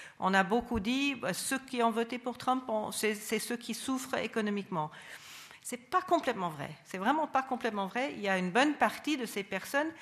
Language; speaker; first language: French; non-native, fluent; English